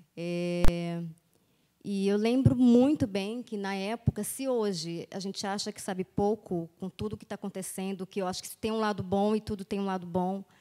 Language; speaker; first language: Portuguese; native; Portuguese